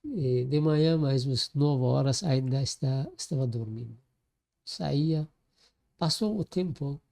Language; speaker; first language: Portuguese; non-native, learner; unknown